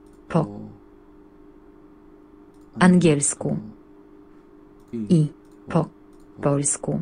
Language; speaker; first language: Polish; non-native, learner; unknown